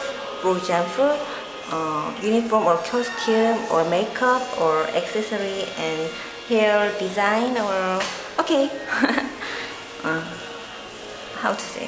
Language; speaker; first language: English; non-native, learner; Korean